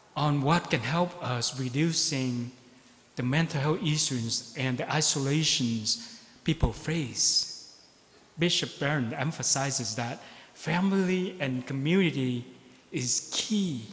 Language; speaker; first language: English; non-native, fluent; Vietnamese